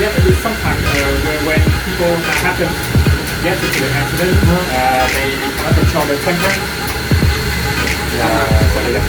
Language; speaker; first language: English; non-native, fluent; Vietnamese